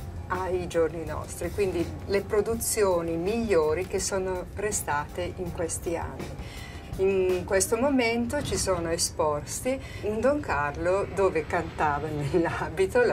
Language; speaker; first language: Italian; native; Italian